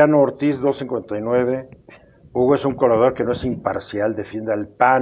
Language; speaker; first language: Spanish; native; Spanish